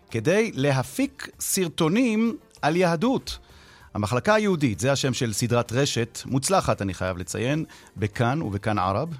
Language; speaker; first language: Hebrew; native; Hebrew